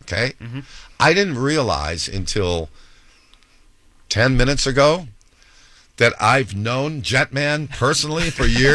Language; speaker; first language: English; native; English